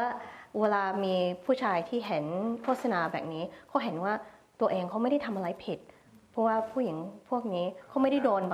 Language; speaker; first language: Thai; early bilingual, heritage; Thai